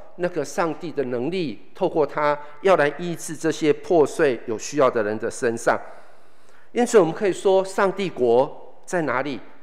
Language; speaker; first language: Chinese; native; Chinese